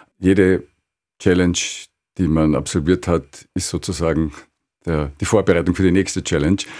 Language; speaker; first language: German; native; German